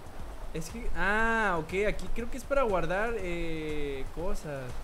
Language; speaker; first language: Spanish; native; Spanish